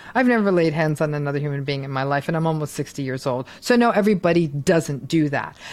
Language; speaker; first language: English; early bilingual, other home language; Hindi